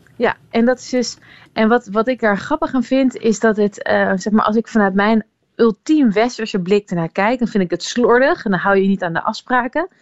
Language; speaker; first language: Dutch; native; Dutch